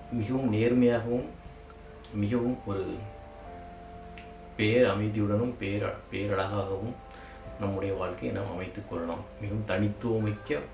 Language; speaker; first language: Tamil; native; Tamil